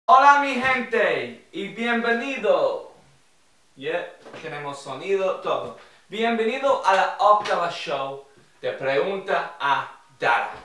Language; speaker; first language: Spanish; non-native, fluent; English